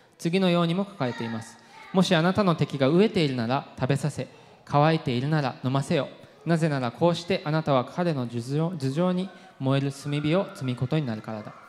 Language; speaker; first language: Japanese; non-native, fluent; English